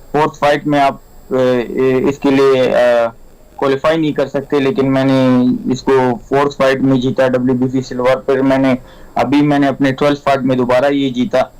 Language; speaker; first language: Urdu; non-native, local second language; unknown